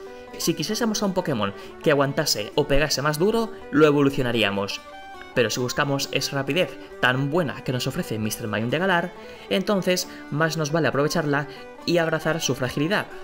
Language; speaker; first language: Spanish; native; Spanish